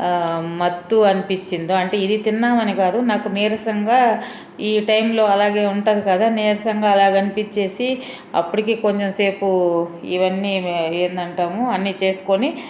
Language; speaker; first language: Telugu; native; Telugu